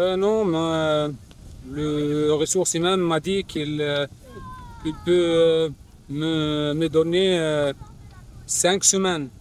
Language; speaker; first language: French; non-native, learner; Arabic